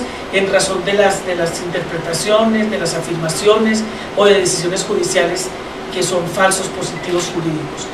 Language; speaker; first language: Spanish; native; Spanish